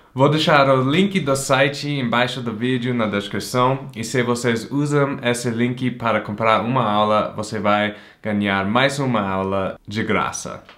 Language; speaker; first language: Portuguese; non-native, fluent; English